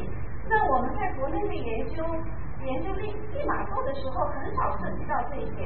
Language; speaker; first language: Chinese; native; Chinese